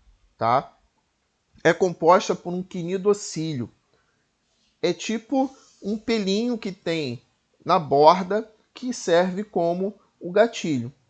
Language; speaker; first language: Portuguese; native; Portuguese